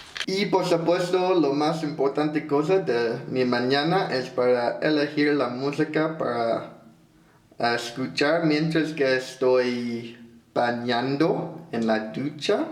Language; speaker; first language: Spanish; non-native, fluent; English